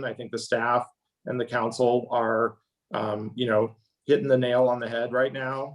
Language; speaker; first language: English; native; English